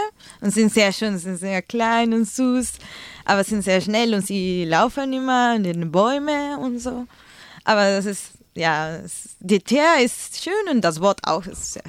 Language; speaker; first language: German; non-native, learner; Spanish